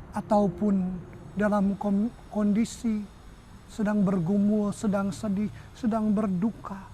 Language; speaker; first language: Indonesian; native; Indonesian